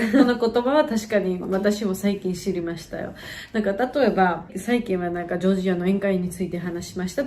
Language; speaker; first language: Japanese; non-native, fluent; Georgian